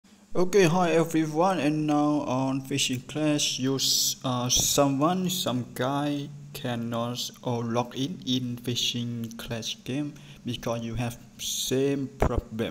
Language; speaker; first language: English; non-native, learner; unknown